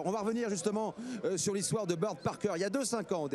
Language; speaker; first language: French; native; French